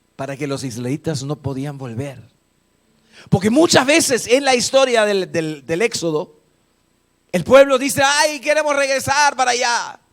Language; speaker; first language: Spanish; non-native, fluent; German